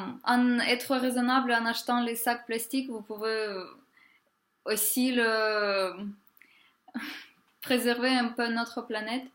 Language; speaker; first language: French; non-native, fluent; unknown